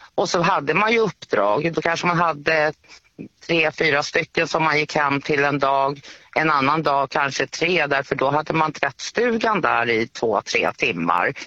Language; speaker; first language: Swedish; native; Swedish